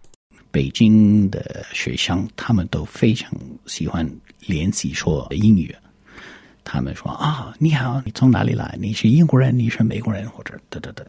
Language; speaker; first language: Chinese; non-native, fluent; English